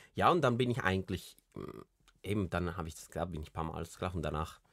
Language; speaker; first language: German; early bilingual, other home language; Spanish